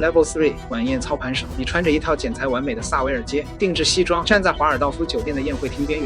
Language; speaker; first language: Chinese; native; Chinese